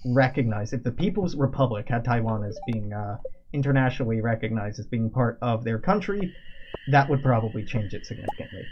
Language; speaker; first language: English; native; English